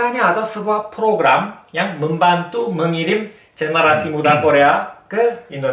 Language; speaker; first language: Indonesian; non-native, fluent; Korean